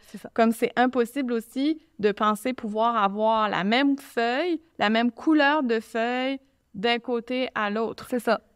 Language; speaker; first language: French; native; French